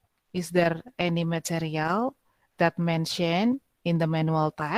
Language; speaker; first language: English; non-native, fluent; Indonesian